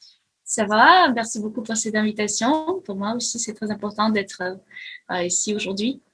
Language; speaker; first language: French; non-native, fluent; Russian